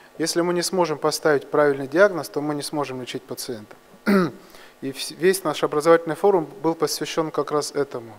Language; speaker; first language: Russian; non-native, local second language; Georgian